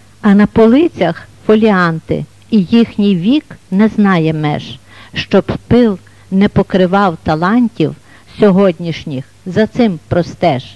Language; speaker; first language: Ukrainian; native; Ukrainian